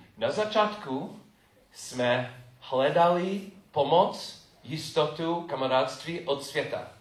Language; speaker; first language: Czech; non-native, fluent; English